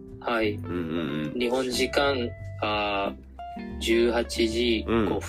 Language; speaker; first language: Japanese; non-native, learner; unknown